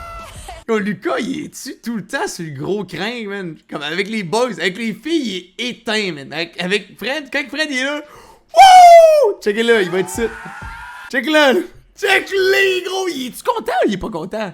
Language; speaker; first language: French; native; French